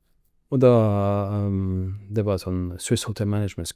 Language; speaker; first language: Norwegian; non-native, learner; Arabic